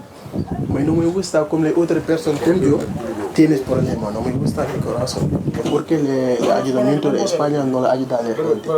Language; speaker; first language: Spanish; non-native, learner; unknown